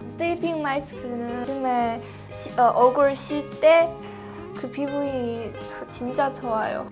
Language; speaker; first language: Korean; non-native, fluent; Chinese